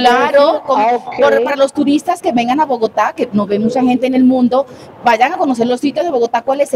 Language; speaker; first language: Spanish; native; Spanish